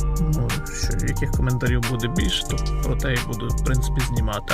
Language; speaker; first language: Ukrainian; native; Ukrainian